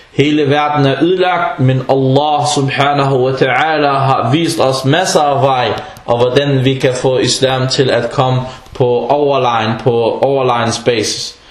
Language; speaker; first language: Danish; early bilingual, other home language; Arabic